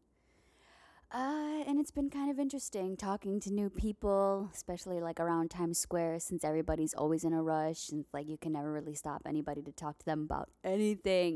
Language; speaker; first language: English; early bilingual, other home language; Spanish